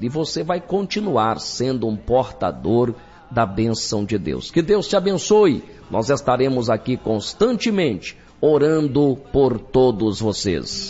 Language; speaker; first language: Portuguese; native; Portuguese